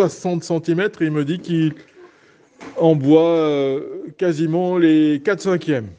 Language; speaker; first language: French; native; French